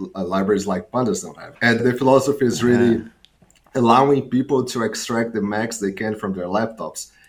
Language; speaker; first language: English; non-native, fluent; Portuguese